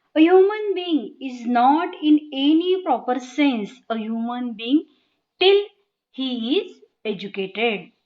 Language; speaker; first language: English; non-native, local second language; Marathi